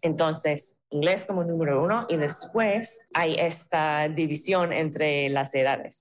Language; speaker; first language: Spanish; non-native, fluent; English